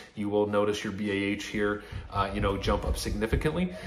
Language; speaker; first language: English; native; English